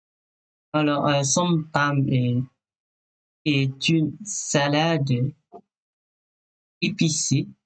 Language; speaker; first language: French; non-native, fluent; Thai